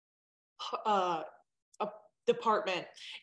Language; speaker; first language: English; native; English